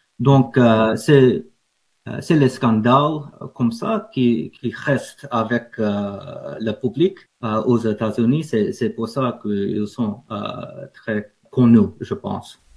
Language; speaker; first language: French; non-native, fluent; English